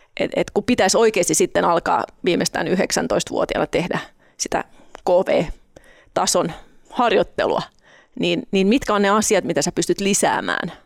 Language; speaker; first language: Finnish; non-native, local second language; Swedish